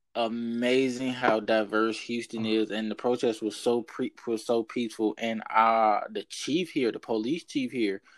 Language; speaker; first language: English; native; English